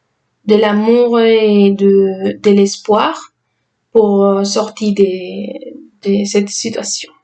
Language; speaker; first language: French; non-native, fluent; Spanish